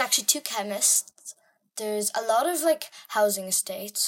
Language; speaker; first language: English; native; English